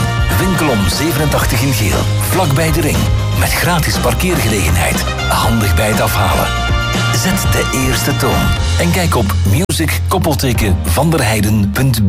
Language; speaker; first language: Dutch; native; Dutch